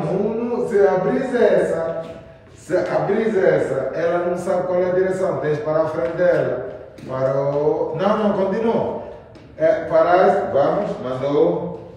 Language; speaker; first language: Portuguese; native; Portuguese